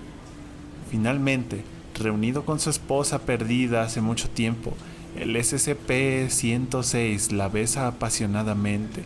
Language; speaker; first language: Spanish; native; Spanish